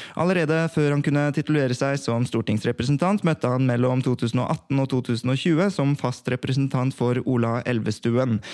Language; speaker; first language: Norwegian; early bilingual, other home language; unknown